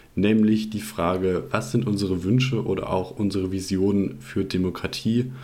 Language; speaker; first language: German; native; German